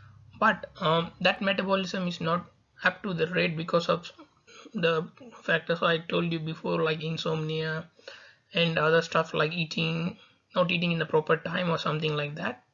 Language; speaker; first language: English; non-native, local second language; Tamil